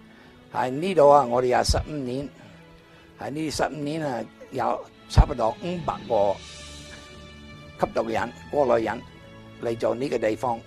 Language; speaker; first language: Chinese; non-native, learner; English